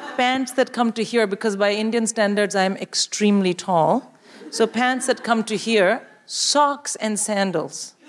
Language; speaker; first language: English; non-native, local second language; Hindi